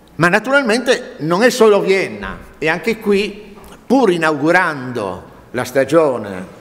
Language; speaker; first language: Italian; native; Italian